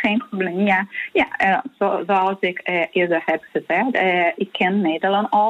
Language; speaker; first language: Dutch; non-native, fluent; Portuguese